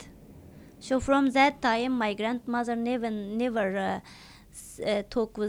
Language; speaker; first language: English; non-native, learner; Chinese